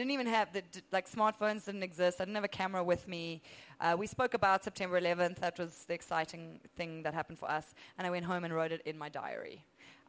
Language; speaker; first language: English; native; English